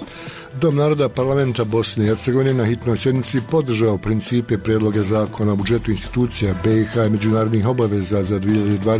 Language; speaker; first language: Croatian; native; Croatian